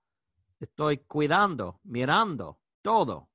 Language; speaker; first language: Spanish; non-native, learner; English